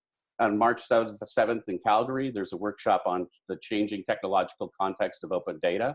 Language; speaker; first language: English; native; English